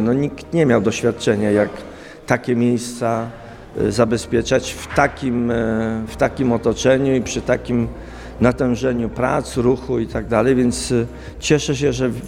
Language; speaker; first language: Polish; native; Polish